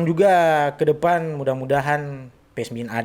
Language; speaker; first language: Indonesian; non-native, local second language; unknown